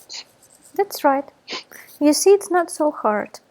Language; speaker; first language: English; non-native, fluent; Russian